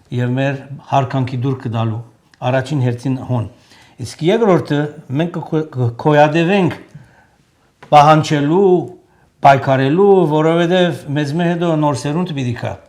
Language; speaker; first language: Armenian; native; Armenian